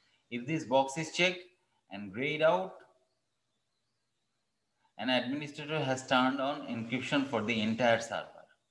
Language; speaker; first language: English; non-native, local second language; Bangla